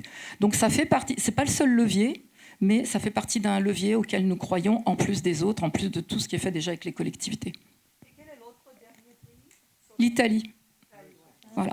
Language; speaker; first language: French; native; French